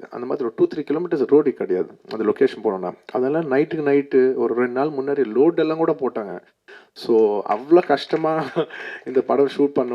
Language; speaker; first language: Tamil; non-native, local second language; Telugu